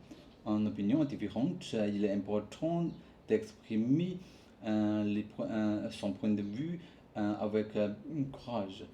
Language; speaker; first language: French; non-native, learner; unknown